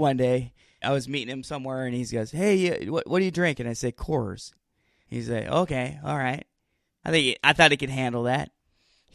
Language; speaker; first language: English; native; English